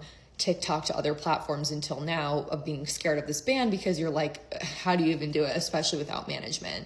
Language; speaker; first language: English; native; English